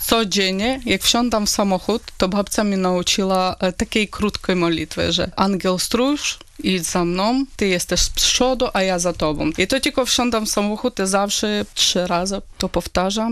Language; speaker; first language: Polish; non-native, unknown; Russian